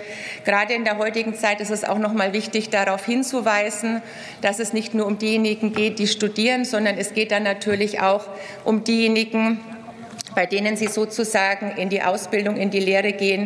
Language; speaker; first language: German; native; German